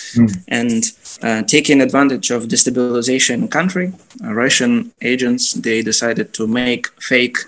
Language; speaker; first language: English; non-native, fluent; Ukrainian